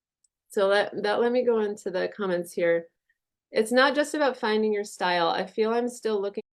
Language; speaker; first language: English; native; English